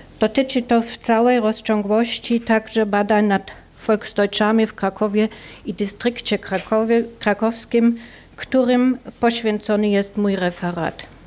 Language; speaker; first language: Polish; non-native, fluent; German